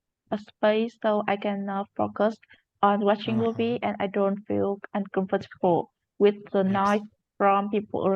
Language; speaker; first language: English; non-native, learner; Vietnamese